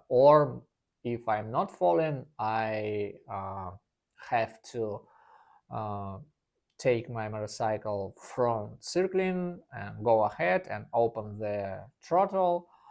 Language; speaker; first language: English; non-native, learner; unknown